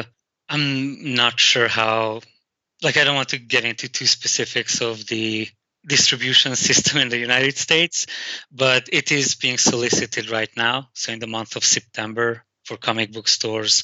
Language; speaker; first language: English; non-native, fluent; Hungarian